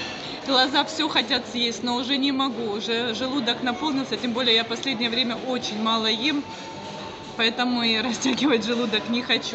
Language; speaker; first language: Russian; native; Russian